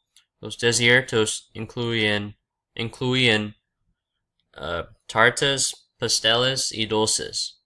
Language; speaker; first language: Spanish; non-native, learner; English